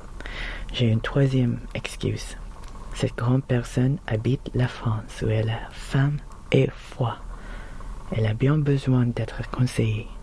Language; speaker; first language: French; non-native, learner; Filipino